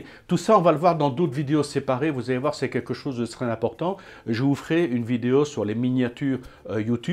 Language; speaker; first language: French; native; French